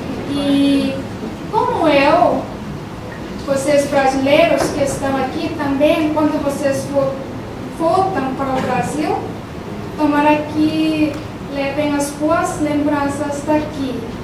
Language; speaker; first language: Portuguese; non-native, fluent; Korean